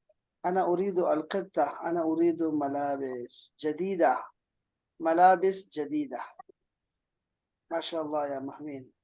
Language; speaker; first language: Arabic; non-native, fluent; Urdu